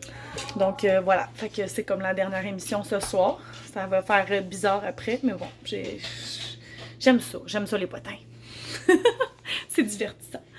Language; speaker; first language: French; native; French